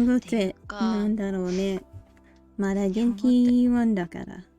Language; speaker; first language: Japanese; non-native, learner; English